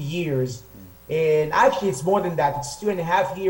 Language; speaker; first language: English; non-native, fluent; Hebrew